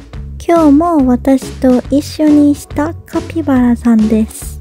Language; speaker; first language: Japanese; non-native, learner; Korean